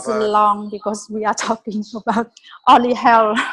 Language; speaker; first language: English; non-native, learner; Vietnamese